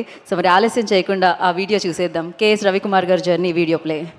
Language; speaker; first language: Telugu; native; Telugu